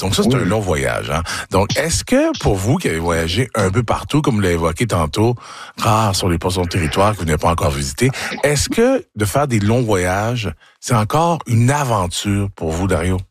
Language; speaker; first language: French; native; French